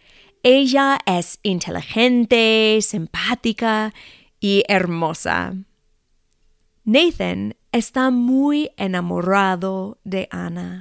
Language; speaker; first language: Spanish; non-native, fluent; English